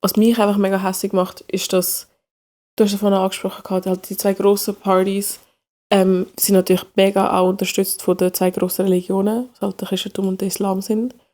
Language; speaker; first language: German; early bilingual, other home language; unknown